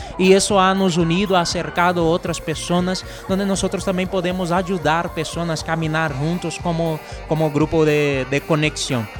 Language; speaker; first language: Spanish; non-native, fluent; Portuguese